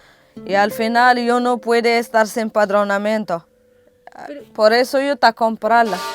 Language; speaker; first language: Spanish; non-native, learner; Arabic